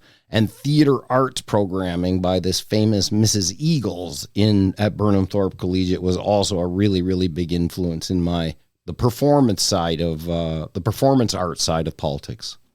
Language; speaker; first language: English; native; English